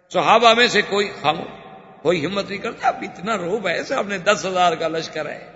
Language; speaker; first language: Urdu; native; Urdu